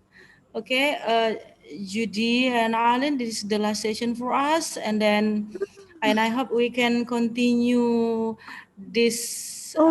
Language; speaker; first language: English; non-native, learner; Indonesian